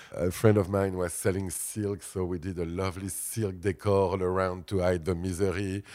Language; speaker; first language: English; non-native, fluent; French